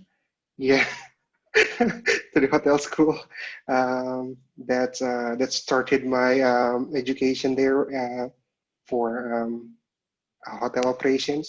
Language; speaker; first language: English; non-native, local second language; Indonesian